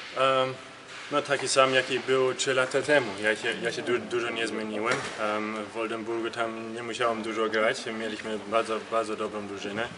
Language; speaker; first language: Polish; early bilingual, heritage; German